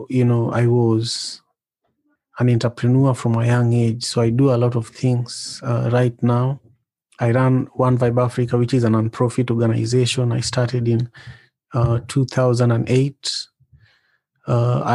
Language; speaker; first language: English; non-native, local second language; Luo (Kenya and Tanzania)